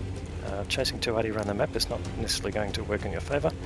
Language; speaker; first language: English; native; English